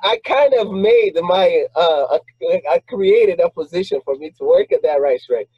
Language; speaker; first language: English; non-native, fluent; Portuguese